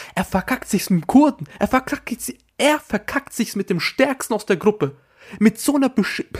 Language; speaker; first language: German; native; German